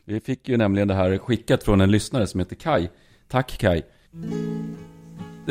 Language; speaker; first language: Swedish; native; Swedish